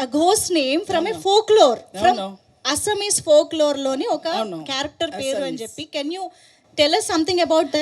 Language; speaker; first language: Telugu; native; Telugu